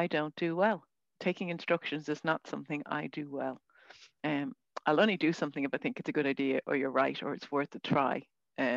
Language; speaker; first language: English; native; English